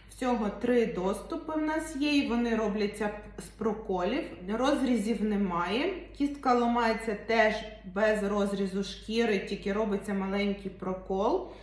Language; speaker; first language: Ukrainian; non-native, local second language; Russian